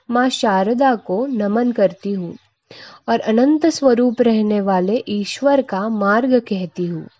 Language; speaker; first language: Hindi; non-native, local second language; Marathi